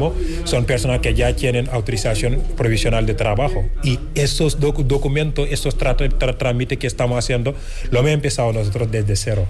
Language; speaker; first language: Spanish; non-native, fluent; Wolof